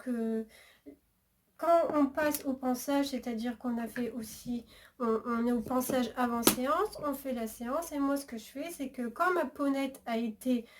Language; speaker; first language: French; native; French